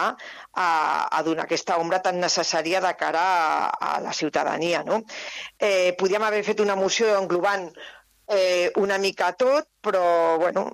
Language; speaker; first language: Catalan; native; Catalan